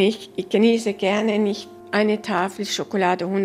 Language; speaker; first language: German; early bilingual, heritage; German